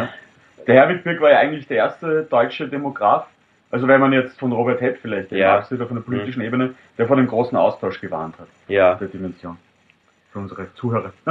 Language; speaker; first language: German; native; German